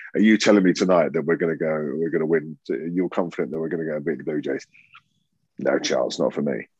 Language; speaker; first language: English; native; English